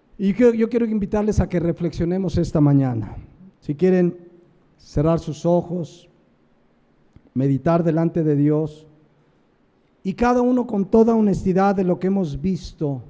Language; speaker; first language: Spanish; native; Spanish